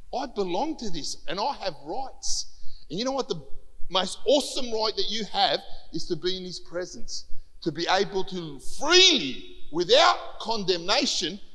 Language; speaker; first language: English; early bilingual, other home language; Greek